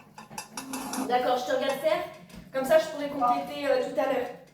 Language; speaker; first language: French; native; French